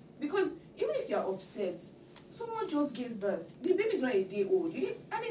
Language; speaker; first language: English; non-native, local second language; Yoruba